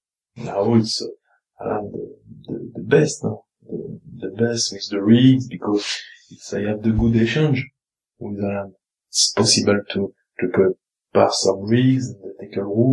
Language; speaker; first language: English; non-native, learner; French